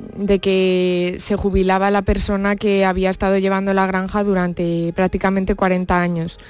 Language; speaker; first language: Spanish; native; Spanish